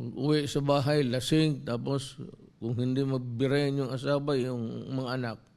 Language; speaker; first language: Filipino; non-native, local second language; Cebuano